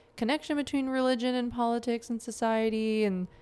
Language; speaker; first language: English; native; English